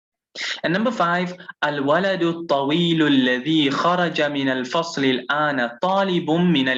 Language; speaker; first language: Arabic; non-native, fluent; English